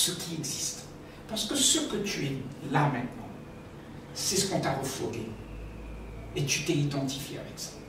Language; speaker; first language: French; native; French